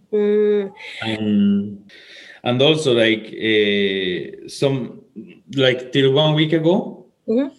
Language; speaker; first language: English; non-native, fluent; Spanish